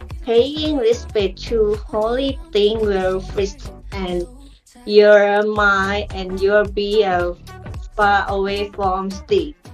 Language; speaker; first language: English; non-native, learner; Thai